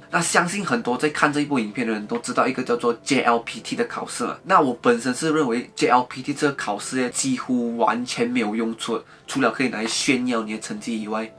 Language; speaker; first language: Chinese; native; Chinese